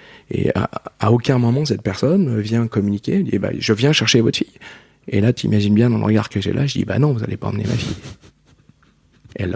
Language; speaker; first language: French; native; French